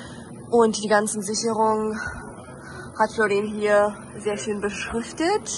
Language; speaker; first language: German; native; German